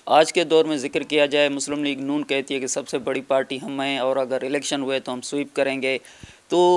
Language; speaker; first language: Urdu; non-native, local second language; Sindhi